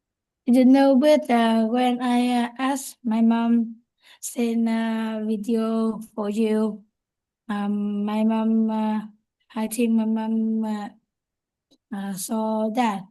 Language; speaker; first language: English; non-native, learner; Vietnamese